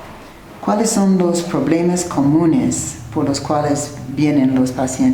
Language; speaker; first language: Spanish; non-native, fluent; English